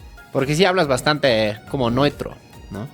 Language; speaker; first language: Spanish; non-native, fluent; German